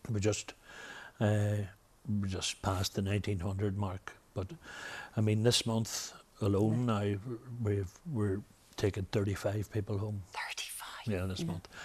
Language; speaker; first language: English; native; English